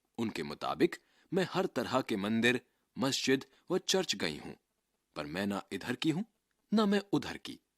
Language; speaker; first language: Hindi; native; Hindi